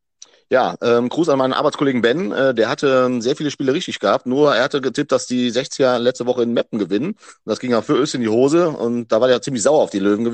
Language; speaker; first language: German; native; German